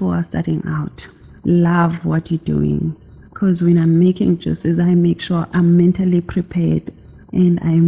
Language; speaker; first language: English; non-native, local second language; Xhosa